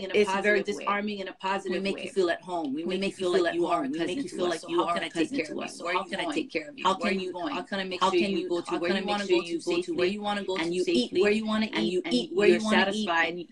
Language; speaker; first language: English; native; English